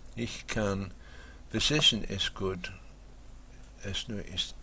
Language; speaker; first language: German; non-native, learner; English